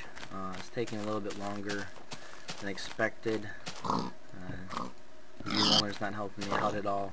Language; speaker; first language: English; native; English